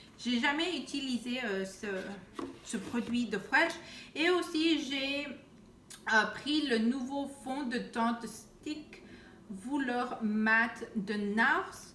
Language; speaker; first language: French; non-native, fluent; Spanish